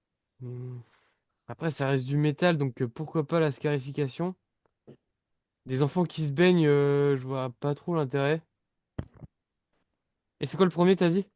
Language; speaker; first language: French; native; French